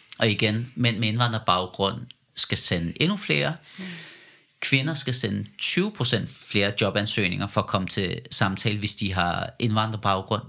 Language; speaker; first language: Danish; early bilingual, other home language; Persian